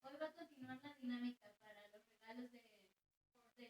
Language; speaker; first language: Spanish; native; Spanish